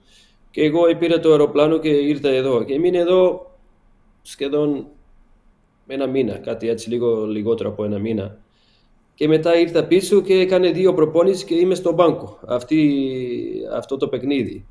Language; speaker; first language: Greek; non-native, learner; Portuguese